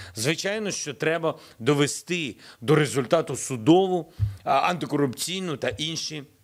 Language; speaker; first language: Ukrainian; non-native, local second language; Russian